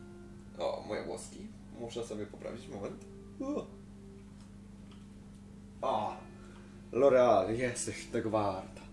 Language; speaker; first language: Polish; native; Polish